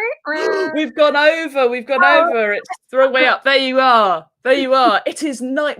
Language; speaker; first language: English; native; English